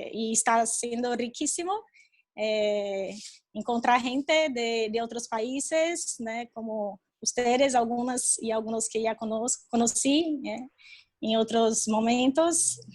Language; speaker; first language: Spanish; non-native, fluent; Portuguese